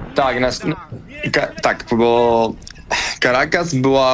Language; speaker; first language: Polish; non-native, learner; Spanish